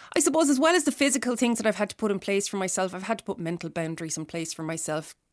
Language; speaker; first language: English; native; English